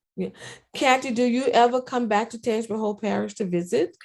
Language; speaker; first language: English; native; English